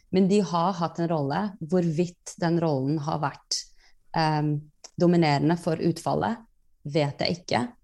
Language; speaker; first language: Norwegian; early bilingual, other home language; Persian